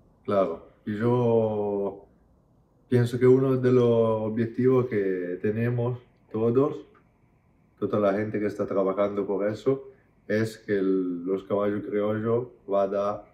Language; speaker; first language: Spanish; non-native, fluent; Italian